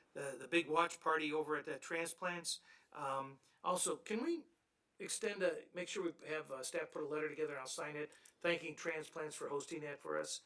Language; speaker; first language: English; native; English